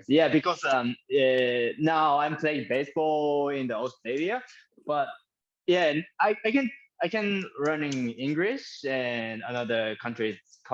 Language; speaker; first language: English; non-native, learner; Japanese